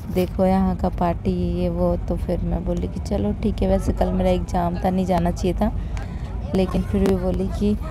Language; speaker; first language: Hindi; native; Hindi